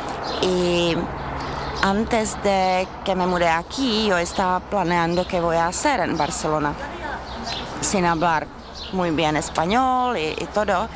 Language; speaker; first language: Spanish; non-native, learner; Czech